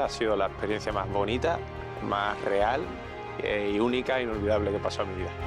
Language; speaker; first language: Spanish; native; Spanish